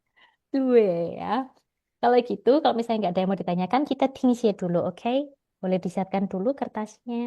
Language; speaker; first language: Indonesian; native; Indonesian